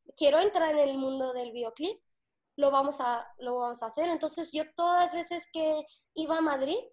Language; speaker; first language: Spanish; non-native, fluent; Arabic